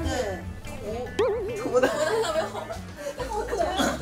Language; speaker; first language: Chinese; non-native, fluent; Japanese